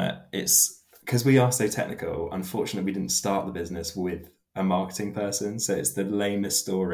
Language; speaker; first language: English; native; English